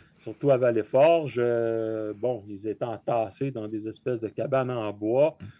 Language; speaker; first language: French; native; French